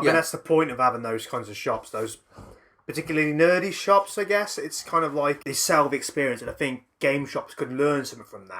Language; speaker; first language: English; native; English